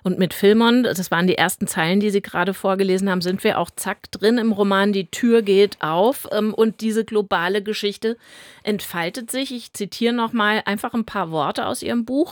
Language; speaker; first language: German; native; German